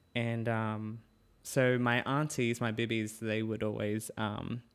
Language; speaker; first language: English; native; English